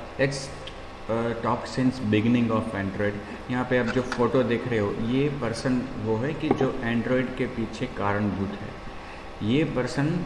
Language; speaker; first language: Hindi; non-native, local second language; Gujarati